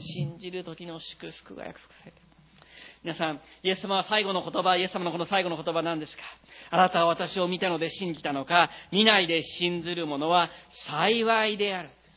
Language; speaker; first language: Japanese; native; Japanese